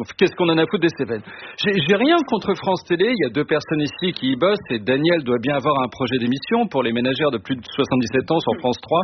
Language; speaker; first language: French; native; French